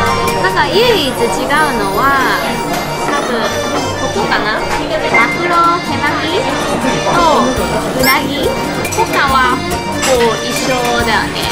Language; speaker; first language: Japanese; early bilingual, heritage; Chinese